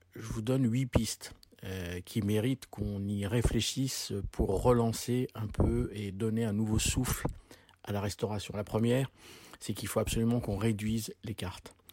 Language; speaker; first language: French; native; French